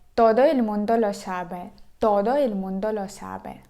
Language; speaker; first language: Spanish; non-native, fluent; Ukrainian